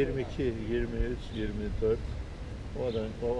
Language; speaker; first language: Turkish; early bilingual, heritage; Greek